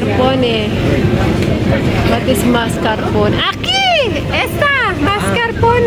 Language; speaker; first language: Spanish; non-native, learner; Filipino